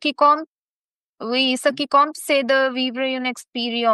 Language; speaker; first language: French; non-native, fluent; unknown